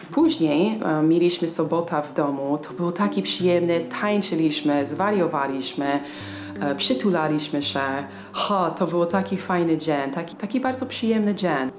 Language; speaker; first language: Polish; non-native, fluent; English